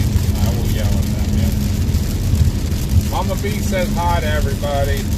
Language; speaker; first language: English; native; English